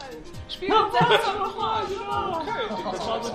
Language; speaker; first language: German; native; German